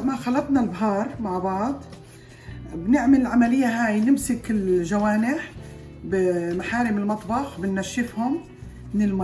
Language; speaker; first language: Arabic; native; Arabic